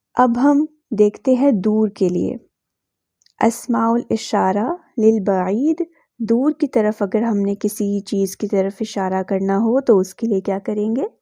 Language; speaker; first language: Urdu; native; Urdu